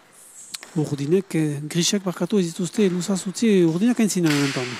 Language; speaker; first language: Basque; native; Basque